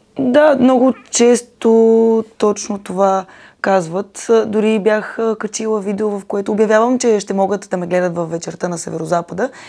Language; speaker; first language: Bulgarian; native; Bulgarian